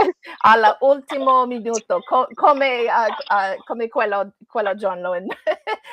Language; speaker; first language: Italian; non-native, learner; English